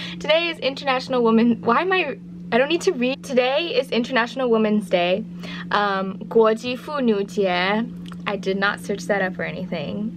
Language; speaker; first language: English; native; English